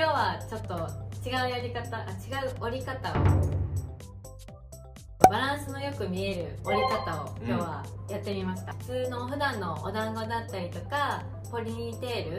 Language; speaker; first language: Japanese; native; Japanese